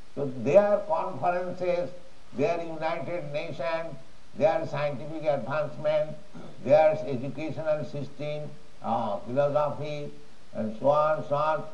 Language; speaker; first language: English; non-native, local second language; Bangla